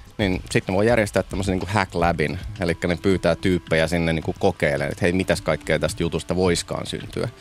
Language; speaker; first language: Finnish; native; Finnish